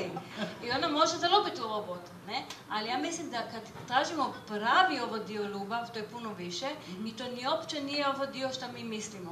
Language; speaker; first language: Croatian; non-native, learner; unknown